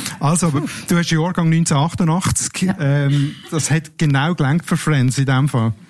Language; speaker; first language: German; native; German